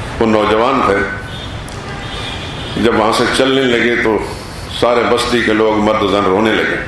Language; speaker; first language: Urdu; native; Urdu